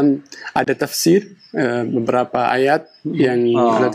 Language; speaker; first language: Indonesian; non-native, fluent; Pashto